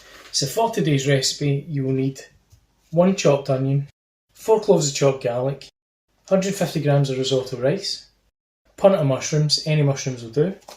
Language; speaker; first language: English; native; English